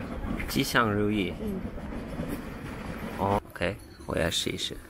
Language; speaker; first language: Chinese; non-native, learner; Turkish